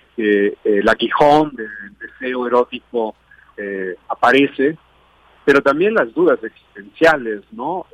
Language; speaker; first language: Spanish; native; Spanish